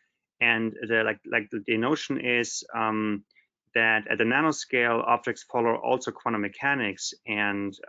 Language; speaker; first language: English; non-native, fluent; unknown